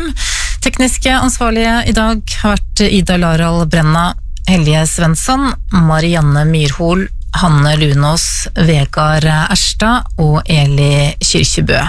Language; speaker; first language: Norwegian; native; Norwegian